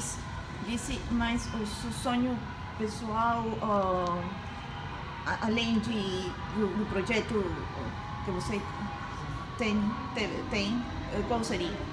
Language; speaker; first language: Portuguese; non-native, learner; Spanish